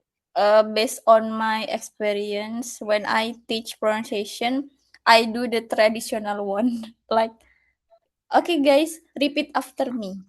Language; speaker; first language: English; non-native, fluent; Indonesian